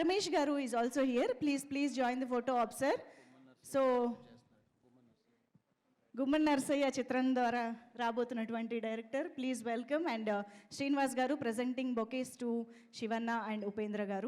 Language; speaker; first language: Telugu; native; Telugu